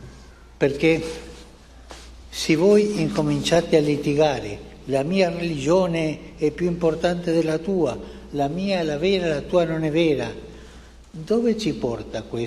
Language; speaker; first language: Italian; non-native, fluent; Spanish